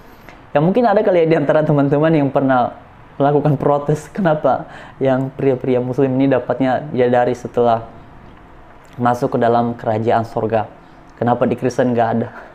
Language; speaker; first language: Indonesian; native; Indonesian